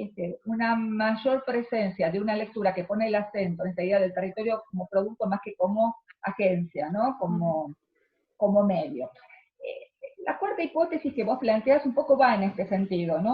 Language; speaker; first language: Spanish; native; Spanish